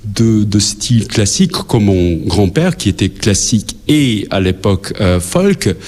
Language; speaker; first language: French; non-native, fluent; Albanian